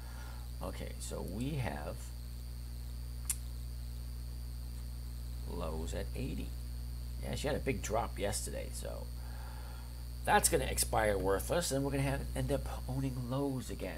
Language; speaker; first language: English; native; English